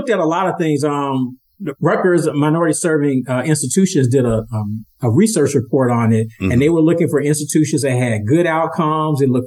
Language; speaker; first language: English; native; English